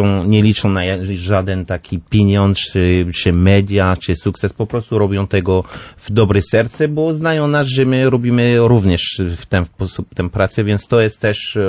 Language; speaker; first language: Polish; non-native, learner; French